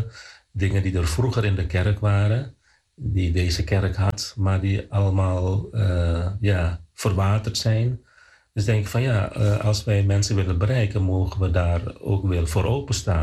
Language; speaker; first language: Dutch; non-native, fluent; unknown